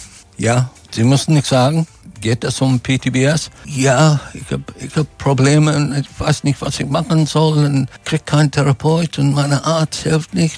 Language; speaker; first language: German; non-native, fluent; English